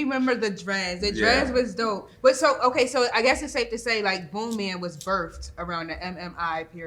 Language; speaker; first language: English; native; English